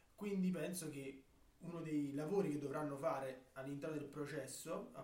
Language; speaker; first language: Italian; native; Italian